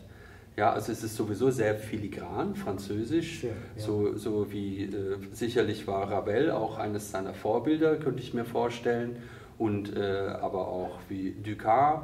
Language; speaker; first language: German; native; German